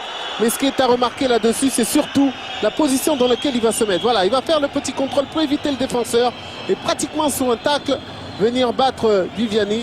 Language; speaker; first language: French; native; French